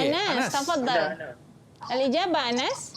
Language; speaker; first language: Arabic; non-native, fluent; Malay